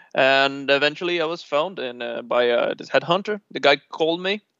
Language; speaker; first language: English; non-native, fluent; Portuguese